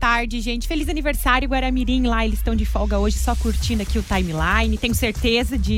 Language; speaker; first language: Portuguese; native; Portuguese